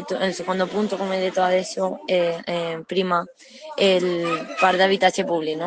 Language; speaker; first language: Italian; non-native, learner; Spanish